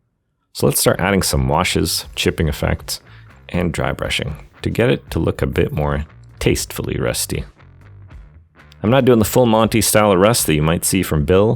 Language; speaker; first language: English; native; English